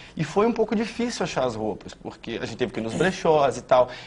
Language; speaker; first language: Portuguese; native; Portuguese